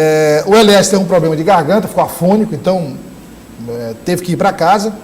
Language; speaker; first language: Portuguese; native; Portuguese